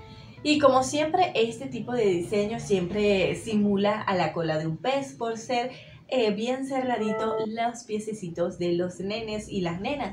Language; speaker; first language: Spanish; native; Spanish